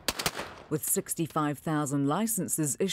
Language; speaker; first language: English; native; English